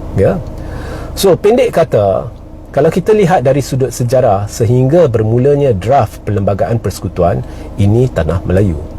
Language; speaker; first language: Malay; native; Malay